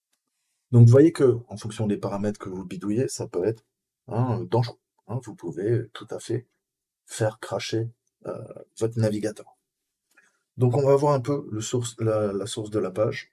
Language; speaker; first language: French; native; French